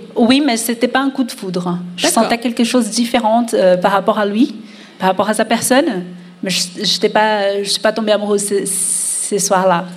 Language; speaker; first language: French; non-native, fluent; Portuguese